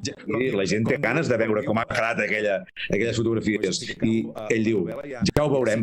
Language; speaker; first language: Catalan; native; Catalan